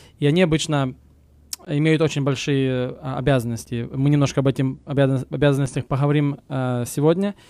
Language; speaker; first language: Russian; early bilingual, heritage; Russian